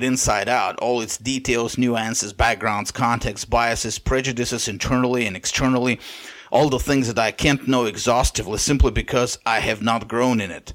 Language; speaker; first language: English; non-native, fluent; Bulgarian